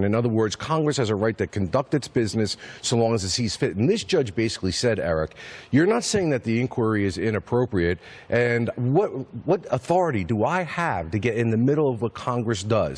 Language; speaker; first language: English; native; English